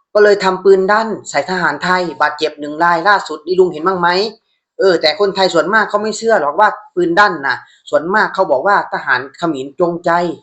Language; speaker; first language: Thai; native; Thai